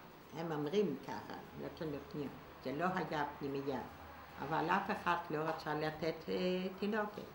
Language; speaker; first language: Hebrew; non-native, fluent; Yiddish